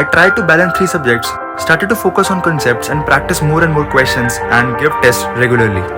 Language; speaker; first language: English; non-native, local second language; Hindi